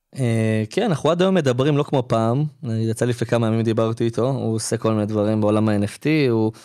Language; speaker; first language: Hebrew; native; Hebrew